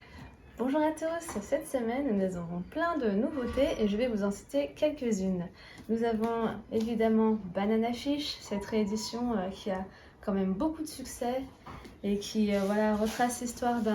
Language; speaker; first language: French; native; French